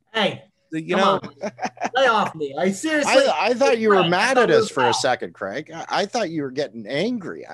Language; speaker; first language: English; native; English